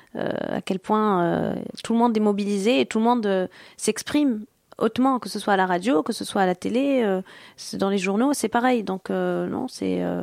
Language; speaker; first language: French; non-native, local second language; Arabic